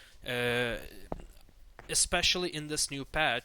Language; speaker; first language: English; non-native, fluent; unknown